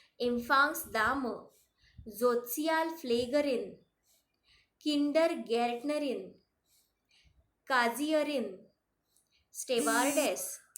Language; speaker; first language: German; non-native, fluent; Marathi